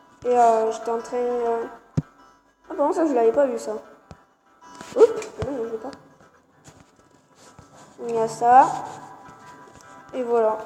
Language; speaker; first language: French; native; French